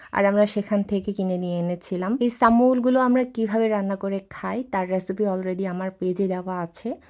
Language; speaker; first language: Bangla; non-native, local second language; Chakma